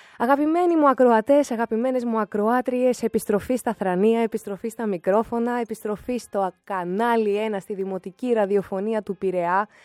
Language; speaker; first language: Greek; early bilingual, other home language; Russian